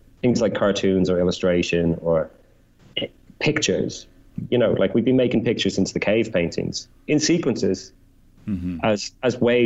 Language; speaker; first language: English; native; English